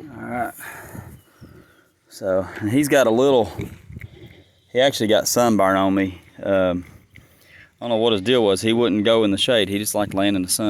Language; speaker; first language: English; native; English